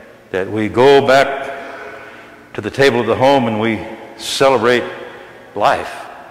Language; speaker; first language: English; native; English